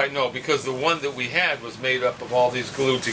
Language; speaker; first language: English; native; English